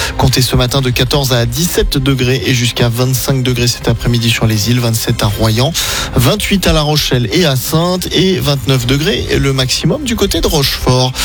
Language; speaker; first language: French; native; French